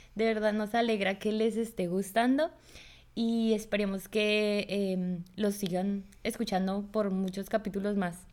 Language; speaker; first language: Spanish; native; Spanish